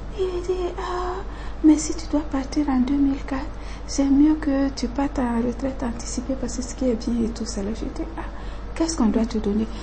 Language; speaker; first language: French; non-native, local second language; Bambara